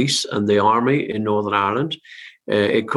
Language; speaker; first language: English; native; English